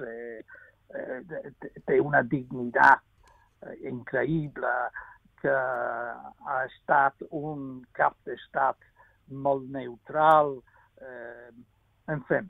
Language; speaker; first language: Catalan; non-native, fluent; English